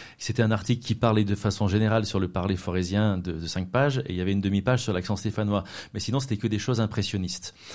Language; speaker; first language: French; native; French